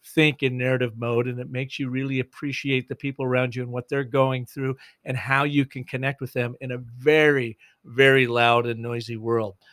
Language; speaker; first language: English; native; English